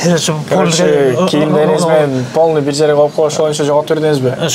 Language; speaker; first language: Kyrgyz; native; Kyrgyz